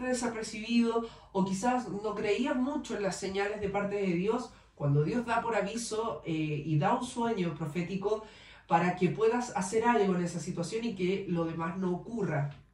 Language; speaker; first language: Spanish; native; Spanish